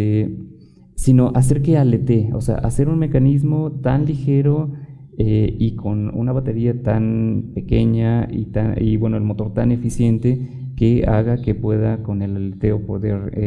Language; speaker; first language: Spanish; native; Spanish